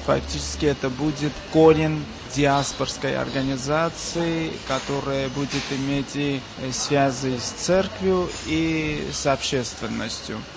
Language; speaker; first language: Russian; non-native, local second language; Armenian